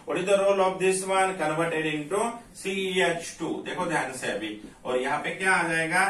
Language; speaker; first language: Hindi; non-native, local second language; Marathi